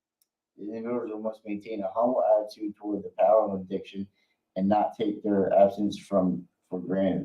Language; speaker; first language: English; native; English